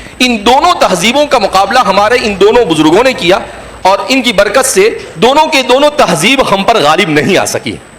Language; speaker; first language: Urdu; non-native, local second language; Gujarati